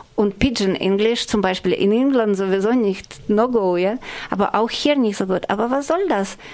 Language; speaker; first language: German; non-native, fluent; Russian